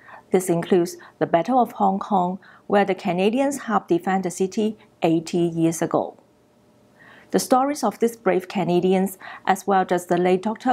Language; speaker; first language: English; non-native, local second language; Cantonese